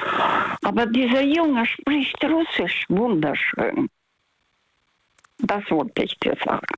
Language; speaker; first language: German; non-native, fluent; Russian